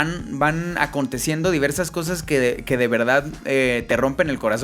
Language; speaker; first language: Spanish; native; Spanish